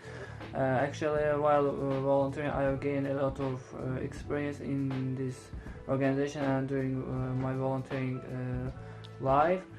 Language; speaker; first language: English; non-native, learner; Azerbaijani